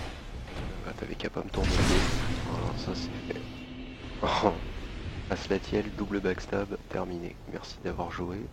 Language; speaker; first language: French; native; French